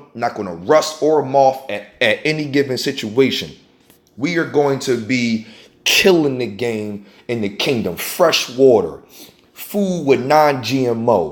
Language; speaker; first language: English; native; English